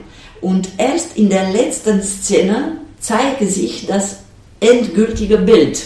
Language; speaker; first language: German; non-native, fluent; Romanian